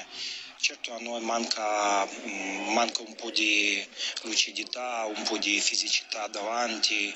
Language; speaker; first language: Italian; non-native, fluent; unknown